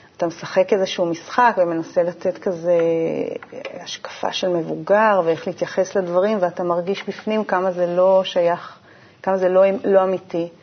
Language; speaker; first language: Hebrew; native; Hebrew